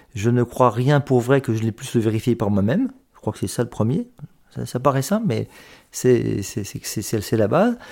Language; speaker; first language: French; native; French